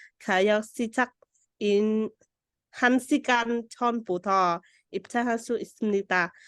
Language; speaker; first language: Korean; non-native, learner; Vietnamese